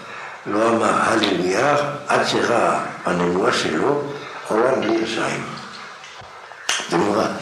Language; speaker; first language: Hebrew; non-native, fluent; French